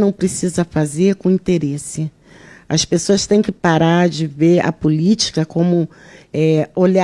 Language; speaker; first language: Portuguese; native; Portuguese